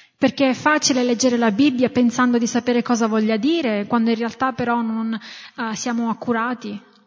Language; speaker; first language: Italian; native; Italian